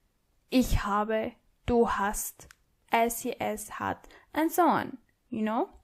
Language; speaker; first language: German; non-native, fluent; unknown